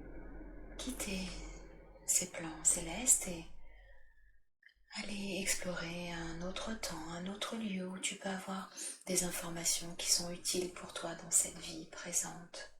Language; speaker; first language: French; native; French